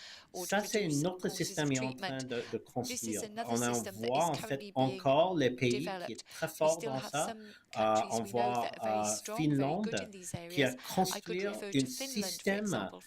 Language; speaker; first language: French; early bilingual, heritage; English